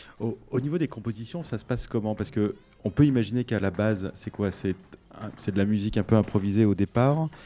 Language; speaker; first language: French; native; French